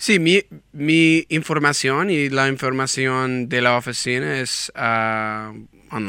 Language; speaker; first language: Spanish; non-native, learner; English